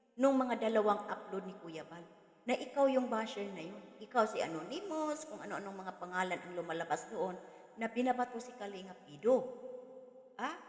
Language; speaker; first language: Filipino; non-native, local second language; Cebuano